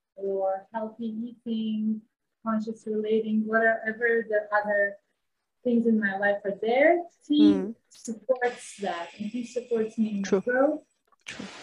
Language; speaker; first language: English; non-native, fluent; Bosnian